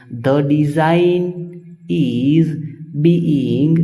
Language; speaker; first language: English; non-native, local second language; Gujarati